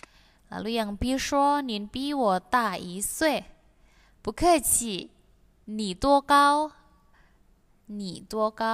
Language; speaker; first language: Chinese; non-native, fluent; Indonesian